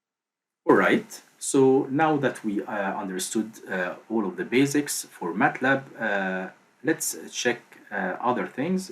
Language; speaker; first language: English; non-native, fluent; Arabic